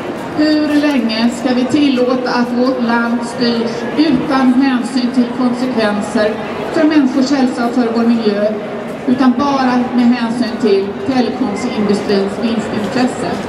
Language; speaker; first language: Swedish; native; Swedish